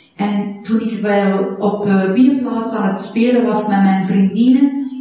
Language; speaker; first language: Dutch; non-native, fluent; Persian